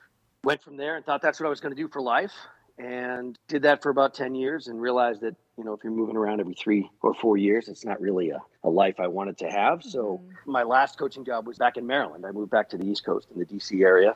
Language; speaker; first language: English; native; English